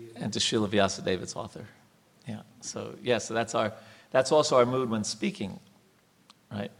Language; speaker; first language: English; native; English